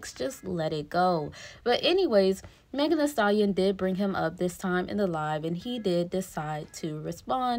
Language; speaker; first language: English; native; English